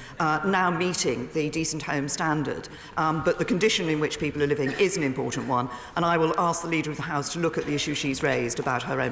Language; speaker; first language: English; native; English